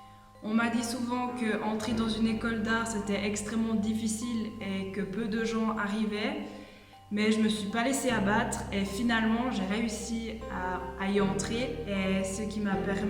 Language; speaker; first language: French; native; French